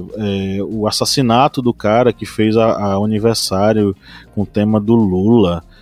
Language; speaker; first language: Portuguese; native; Portuguese